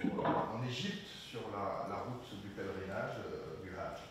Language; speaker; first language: French; native; French